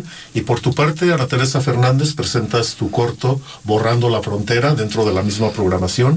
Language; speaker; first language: Spanish; native; Spanish